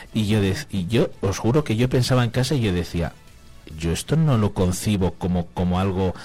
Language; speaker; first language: Spanish; native; Spanish